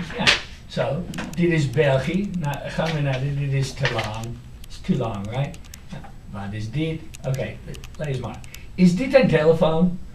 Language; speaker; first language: Dutch; non-native, fluent; English